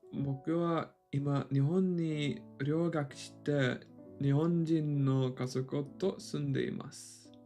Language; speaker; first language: Japanese; non-native, learner; English